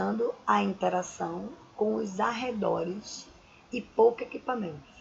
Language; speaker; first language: Portuguese; native; Portuguese